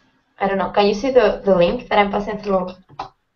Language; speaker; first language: English; non-native, fluent; Spanish